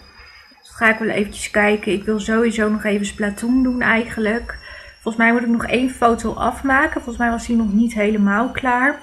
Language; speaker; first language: Dutch; native; Dutch